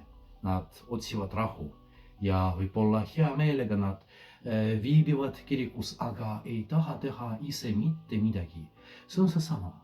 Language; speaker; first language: Estonian; non-native, fluent; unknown